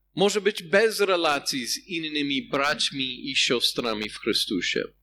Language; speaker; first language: Polish; non-native, fluent; English